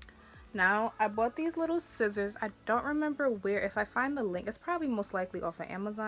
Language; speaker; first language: English; native; English